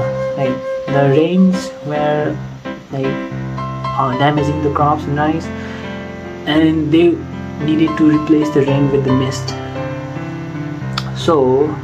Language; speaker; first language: English; non-native, local second language; Nepali